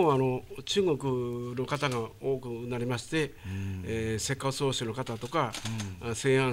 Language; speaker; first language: Japanese; native; Japanese